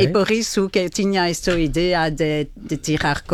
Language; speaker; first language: Portuguese; non-native, learner; French